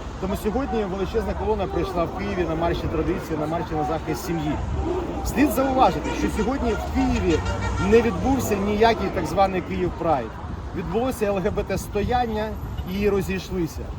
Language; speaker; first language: Ukrainian; native; Ukrainian